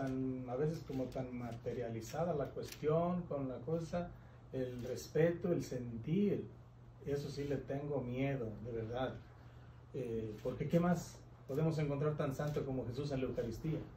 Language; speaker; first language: Spanish; native; Spanish